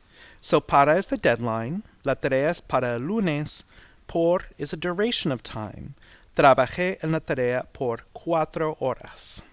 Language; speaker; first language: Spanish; non-native, fluent; English